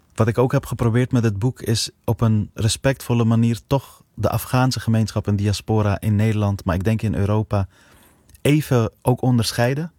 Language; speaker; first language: Dutch; early bilingual, other home language; Persian